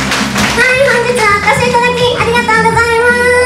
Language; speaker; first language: Japanese; native; Japanese